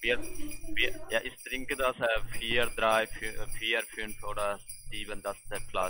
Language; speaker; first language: German; non-native, learner; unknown